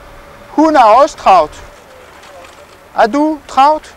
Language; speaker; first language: Danish; non-native, learner; French